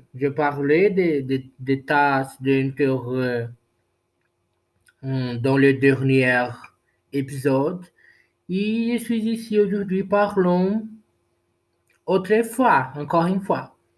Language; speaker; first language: French; non-native, learner; Portuguese